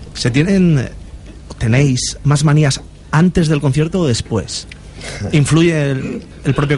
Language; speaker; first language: Spanish; native; Spanish